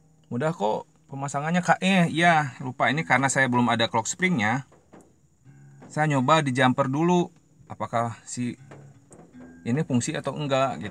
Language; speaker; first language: Indonesian; native; Indonesian